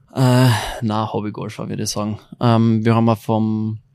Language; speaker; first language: German; native; German